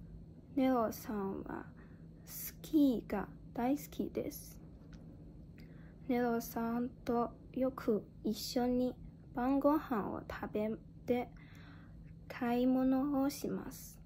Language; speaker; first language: Japanese; non-native, learner; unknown